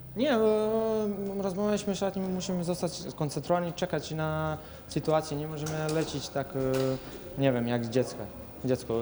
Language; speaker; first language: Polish; non-native, learner; Serbian